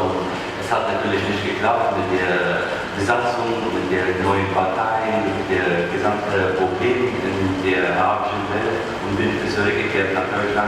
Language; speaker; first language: German; non-native, fluent; Arabic